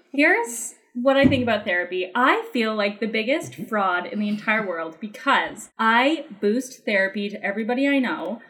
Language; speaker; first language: English; early bilingual, other home language; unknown